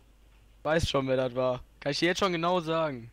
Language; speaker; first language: German; native; German